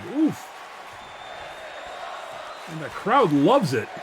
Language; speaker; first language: English; native; English